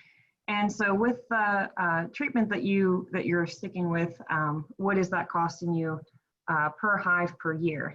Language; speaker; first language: English; native; English